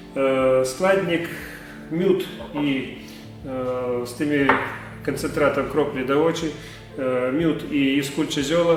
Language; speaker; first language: Polish; non-native, learner; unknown